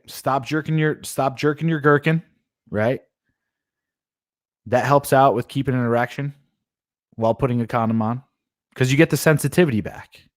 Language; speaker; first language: English; native; English